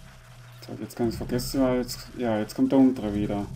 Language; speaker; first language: German; native; German